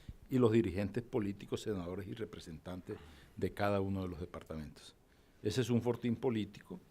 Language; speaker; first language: Spanish; native; Spanish